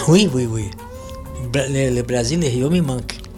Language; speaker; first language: French; non-native, learner; Portuguese